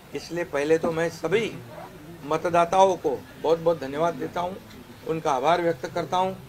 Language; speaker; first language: Hindi; non-native, local second language; Marathi